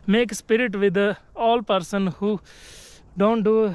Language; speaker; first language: English; non-native, learner; Punjabi